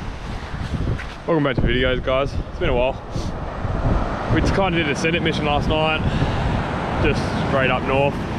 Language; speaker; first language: English; native; English